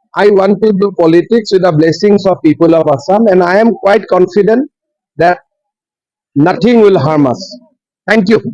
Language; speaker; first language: English; non-native, local second language; Assamese